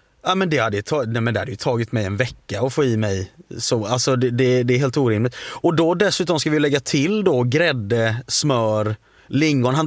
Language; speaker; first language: Swedish; native; Swedish